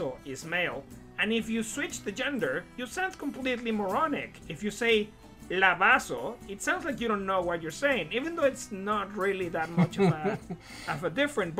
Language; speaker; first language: English; non-native, fluent; Spanish